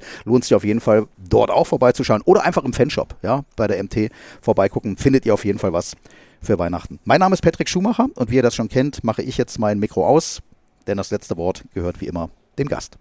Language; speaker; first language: German; native; German